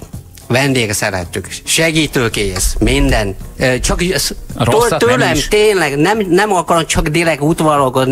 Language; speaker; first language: Hungarian; non-native, learner; Chinese